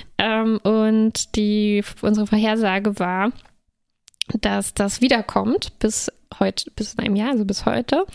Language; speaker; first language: German; native; German